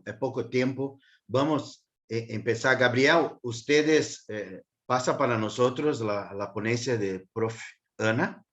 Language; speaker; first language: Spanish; non-native, learner; Portuguese